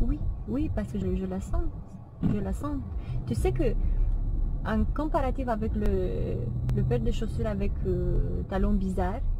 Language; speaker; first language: French; non-native, fluent; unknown